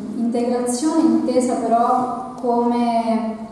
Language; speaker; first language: Italian; native; Italian